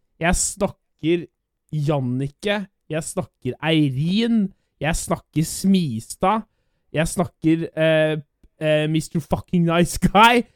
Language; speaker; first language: Norwegian; native; Norwegian